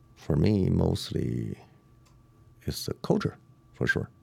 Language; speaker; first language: English; non-native, learner; Chinese